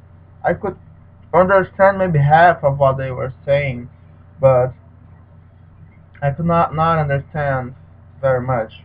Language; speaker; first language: English; non-native, learner; Portuguese